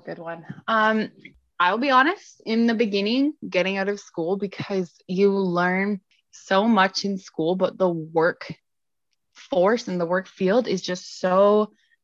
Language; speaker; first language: English; native; English